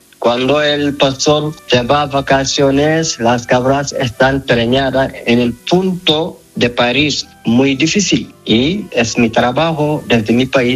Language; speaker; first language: Spanish; non-native, fluent; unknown